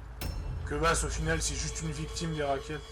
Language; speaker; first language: French; native; French